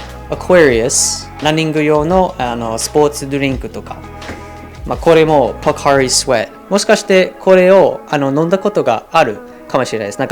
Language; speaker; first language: Japanese; non-native, fluent; English